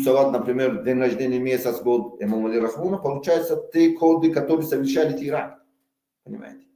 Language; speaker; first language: Russian; non-native, local second language; Tajik